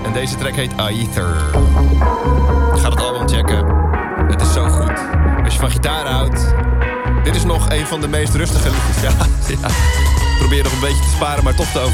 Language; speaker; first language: Dutch; native; Dutch